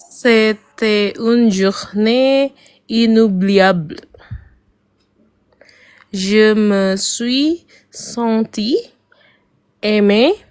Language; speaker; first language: French; non-native, learner; Arabic